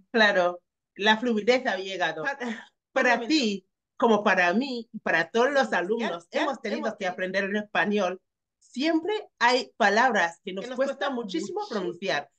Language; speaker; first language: Spanish; non-native, fluent; English